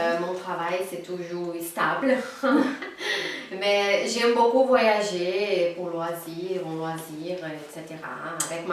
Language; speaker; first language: French; non-native, fluent; Portuguese